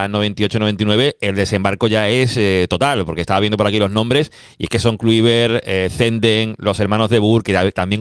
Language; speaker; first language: Spanish; native; Spanish